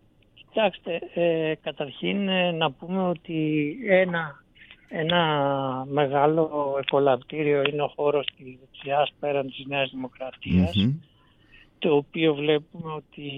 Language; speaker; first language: Greek; native; Greek